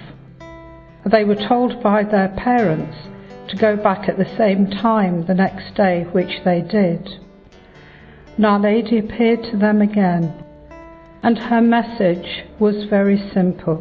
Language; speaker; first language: English; native; English